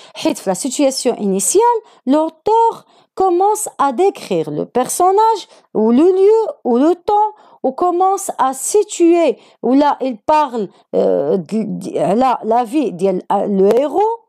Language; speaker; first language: French; non-native, local second language; Arabic